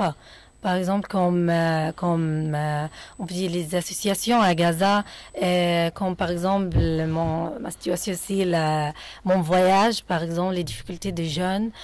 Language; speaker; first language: French; non-native, fluent; Arabic